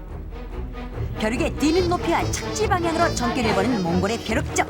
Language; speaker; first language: Korean; native; Korean